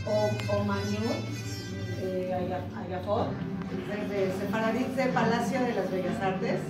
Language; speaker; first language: Hebrew; non-native, learner; Spanish